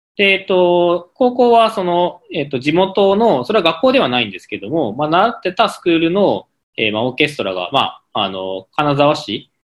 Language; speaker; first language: Japanese; native; Japanese